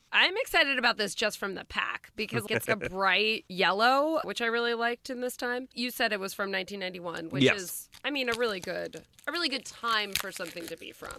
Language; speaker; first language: English; native; English